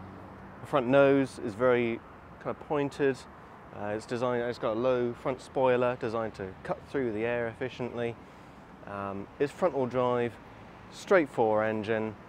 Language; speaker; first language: English; native; English